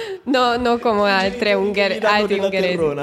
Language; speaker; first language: Italian; non-native, learner; Hungarian